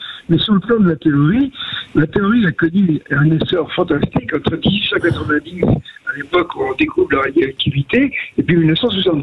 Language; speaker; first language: French; native; French